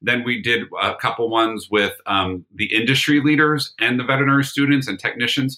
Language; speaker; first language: English; native; English